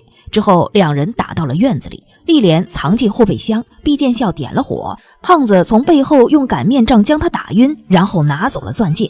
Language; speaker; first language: Chinese; native; Chinese